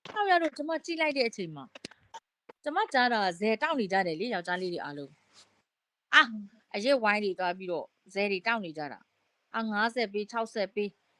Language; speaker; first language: Burmese; native; Burmese